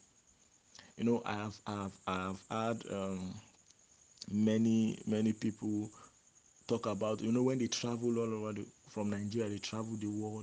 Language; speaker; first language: English; non-native, local second language; Yoruba